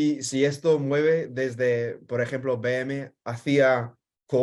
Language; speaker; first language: Spanish; non-native, fluent; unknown